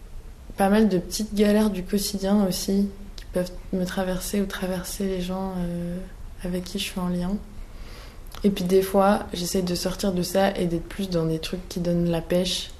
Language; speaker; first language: French; native; French